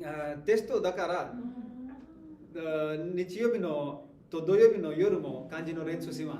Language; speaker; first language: Japanese; non-native, learner; Hindi